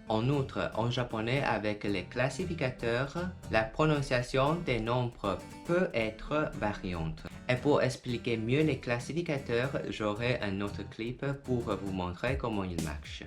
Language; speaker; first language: French; non-native, fluent; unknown